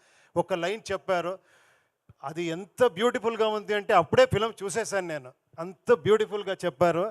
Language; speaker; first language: Telugu; non-native, local second language; Kannada